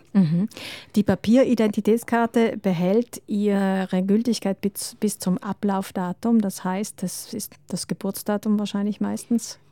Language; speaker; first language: German; native; German